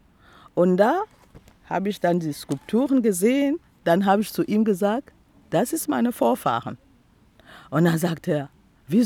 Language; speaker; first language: German; non-native, fluent; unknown